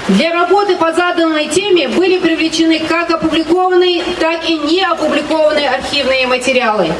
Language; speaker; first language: Russian; non-native, local second language; Ingush